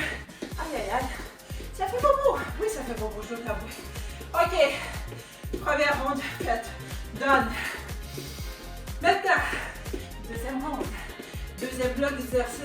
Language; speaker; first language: French; native; French